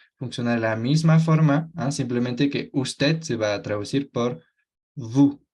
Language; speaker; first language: Spanish; non-native, fluent; French